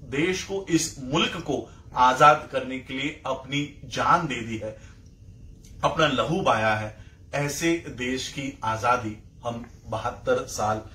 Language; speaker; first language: Hindi; non-native, local second language; Marathi